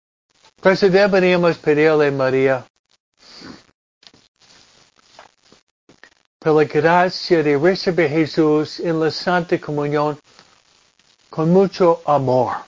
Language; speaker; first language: Spanish; non-native, fluent; English